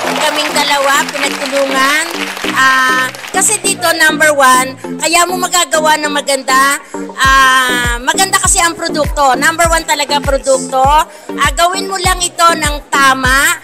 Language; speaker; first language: Filipino; native; Filipino